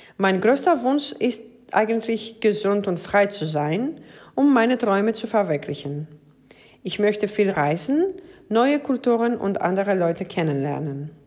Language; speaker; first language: German; non-native, fluent; Greek